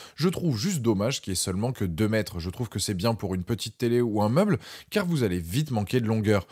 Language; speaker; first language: French; native; French